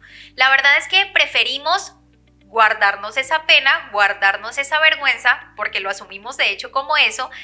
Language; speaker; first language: Spanish; native; Spanish